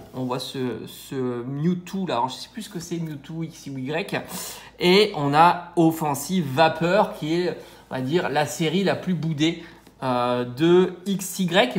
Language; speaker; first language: French; native; French